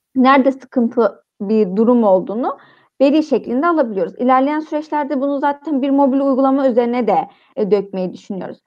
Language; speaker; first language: Turkish; native; Turkish